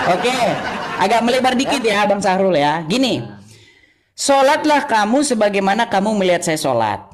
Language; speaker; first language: Indonesian; native; Indonesian